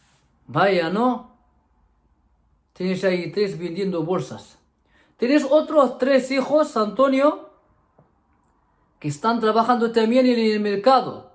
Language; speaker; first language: Spanish; non-native, fluent; Arabic